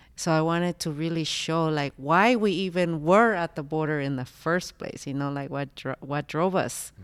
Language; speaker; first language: English; early bilingual, other home language; Spanish